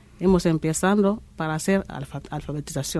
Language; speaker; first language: Spanish; non-native, learner; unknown